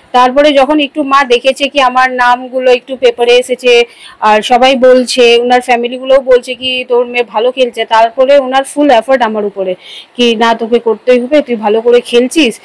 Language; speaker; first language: Bangla; non-native, local second language; Hindi